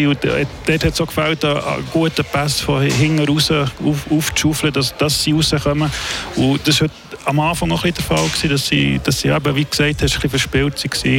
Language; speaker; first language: German; native; German